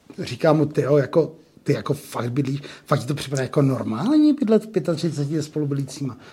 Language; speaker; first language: Czech; native; Czech